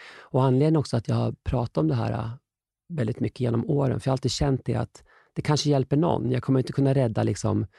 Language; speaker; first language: Swedish; native; Swedish